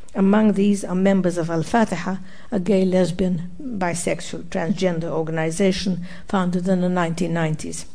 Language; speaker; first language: English; non-native, fluent; Arabic